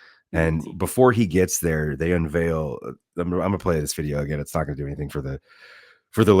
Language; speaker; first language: English; native; English